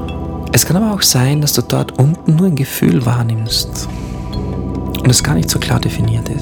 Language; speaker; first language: German; native; German